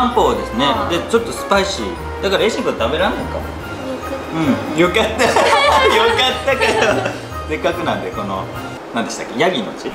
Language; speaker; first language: Japanese; native; Japanese